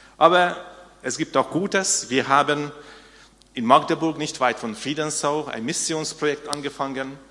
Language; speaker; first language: German; non-native, fluent; Hungarian